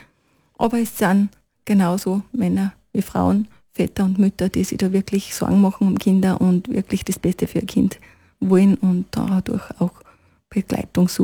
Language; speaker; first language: German; native; German